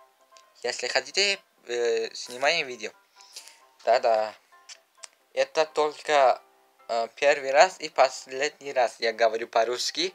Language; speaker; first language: Russian; non-native, learner; Uzbek